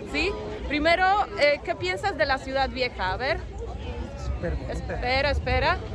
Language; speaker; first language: Spanish; non-native, fluent; Polish